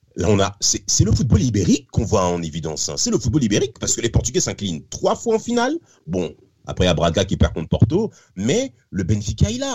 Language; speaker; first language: French; native; French